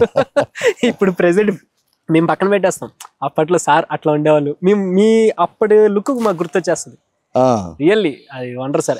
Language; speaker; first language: Telugu; native; Telugu